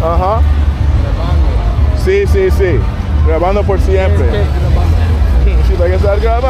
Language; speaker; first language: Spanish; non-native, learner; English